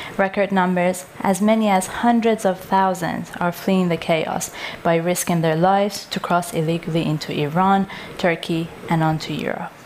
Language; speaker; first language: English; non-native, fluent; Persian